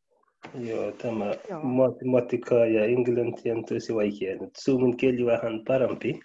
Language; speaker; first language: Finnish; non-native, learner; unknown